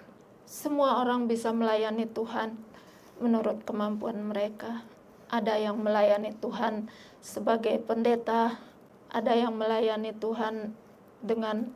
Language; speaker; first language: Indonesian; non-native, local second language; Sasak